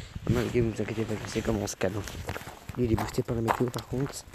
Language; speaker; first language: French; native; French